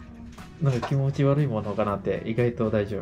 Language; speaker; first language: Japanese; non-native, learner; Indonesian